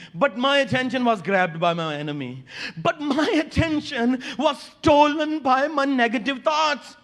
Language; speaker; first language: English; non-native, local second language; Urdu